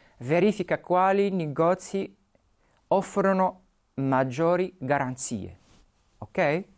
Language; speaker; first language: Italian; non-native, fluent; Arabic